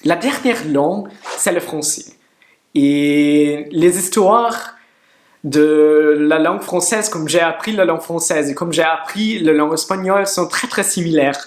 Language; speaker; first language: French; non-native, learner; Portuguese